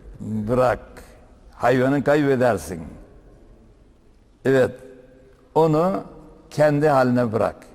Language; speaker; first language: Turkish; native; Turkish